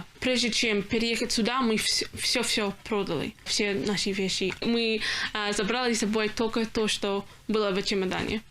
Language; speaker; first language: Russian; non-native, learner; English